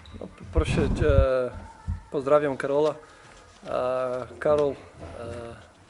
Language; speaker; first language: Polish; non-native, learner; Macedonian